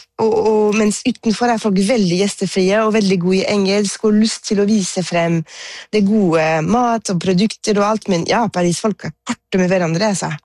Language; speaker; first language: Norwegian; non-native, fluent; French